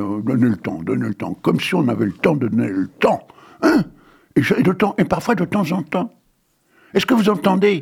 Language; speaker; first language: French; native; French